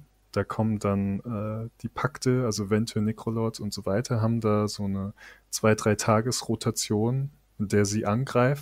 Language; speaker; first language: German; native; German